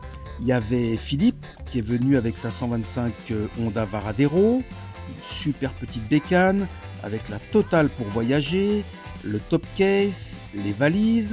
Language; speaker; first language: French; native; French